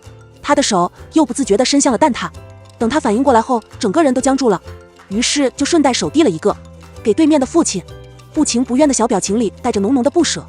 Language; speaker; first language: Chinese; native; Chinese